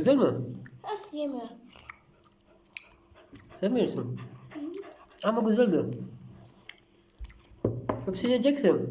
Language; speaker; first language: Turkish; non-native, learner; Filipino